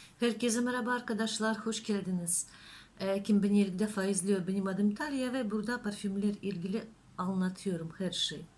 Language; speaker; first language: Turkish; non-native, learner; Russian